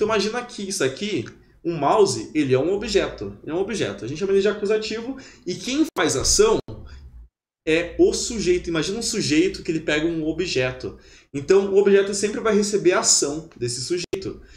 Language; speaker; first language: Portuguese; native; Portuguese